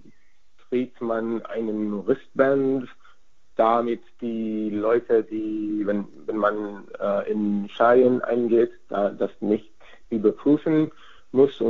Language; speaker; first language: German; non-native, fluent; Hungarian